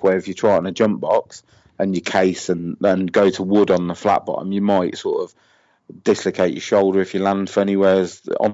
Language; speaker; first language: English; native; English